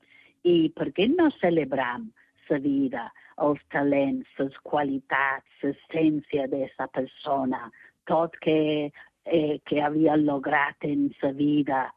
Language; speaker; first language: Catalan; non-native, fluent; English